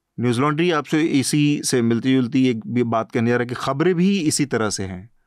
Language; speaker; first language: Hindi; native; Hindi